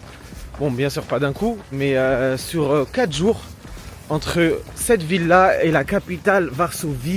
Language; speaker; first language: French; native; French